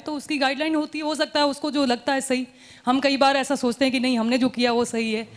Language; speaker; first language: Hindi; native; Hindi